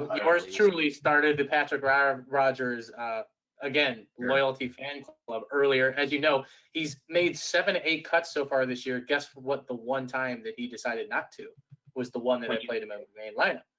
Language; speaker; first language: English; native; English